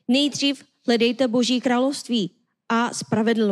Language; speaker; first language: Czech; non-native, learner; Korean